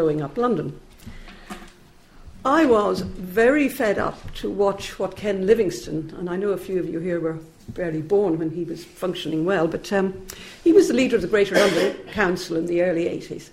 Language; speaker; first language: English; native; English